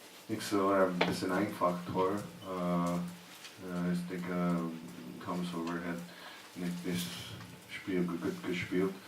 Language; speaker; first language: German; non-native, learner; English